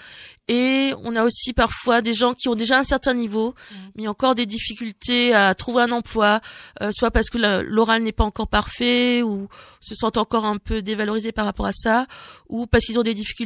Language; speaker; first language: French; native; French